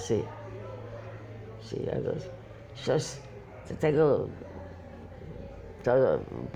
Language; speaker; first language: Spanish; non-native, fluent; Polish